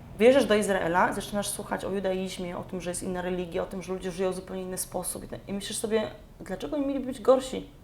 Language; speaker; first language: Polish; native; Polish